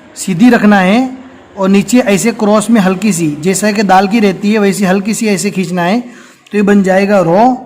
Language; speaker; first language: Hindi; native; Hindi